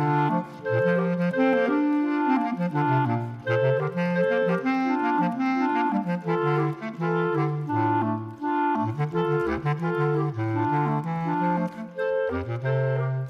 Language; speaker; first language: French; native; French